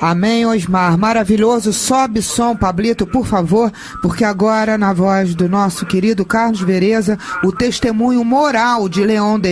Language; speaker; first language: Portuguese; native; Portuguese